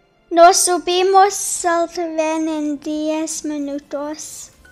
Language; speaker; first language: Spanish; non-native, learner; English